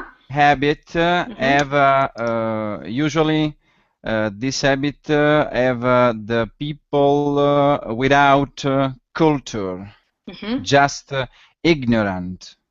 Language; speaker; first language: English; non-native, learner; Italian